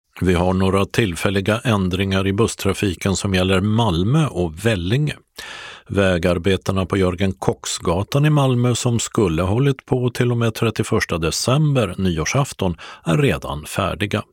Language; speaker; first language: Swedish; native; Swedish